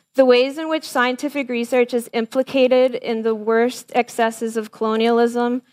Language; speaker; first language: English; native; English